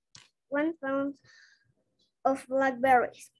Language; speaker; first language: English; non-native, learner; Spanish